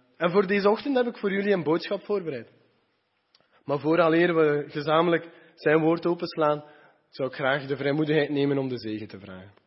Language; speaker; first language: Dutch; native; Dutch